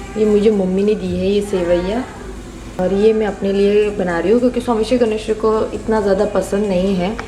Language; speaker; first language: Hindi; non-native, local second language; Marathi